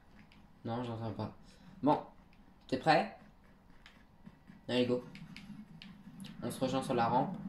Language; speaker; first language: French; native; French